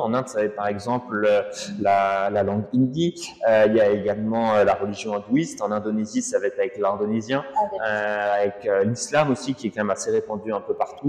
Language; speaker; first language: French; native; French